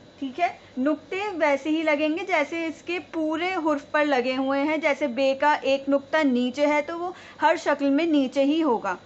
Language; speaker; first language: Hindi; native; Hindi